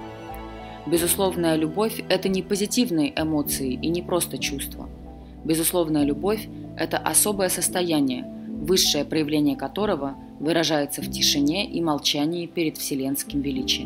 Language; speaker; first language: Russian; native; Russian